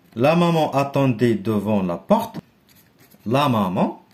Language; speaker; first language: French; non-native, local second language; Arabic